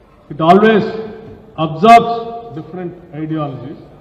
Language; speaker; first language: English; non-native, local second language; Telugu